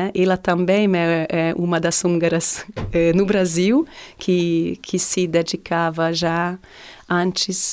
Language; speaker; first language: Portuguese; non-native, fluent; Hungarian